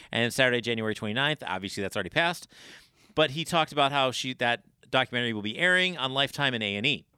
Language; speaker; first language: English; native; English